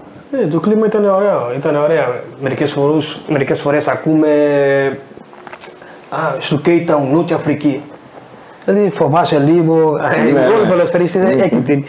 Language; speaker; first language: Greek; non-native, fluent; Portuguese